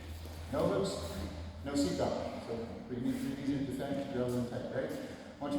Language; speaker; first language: English; native; English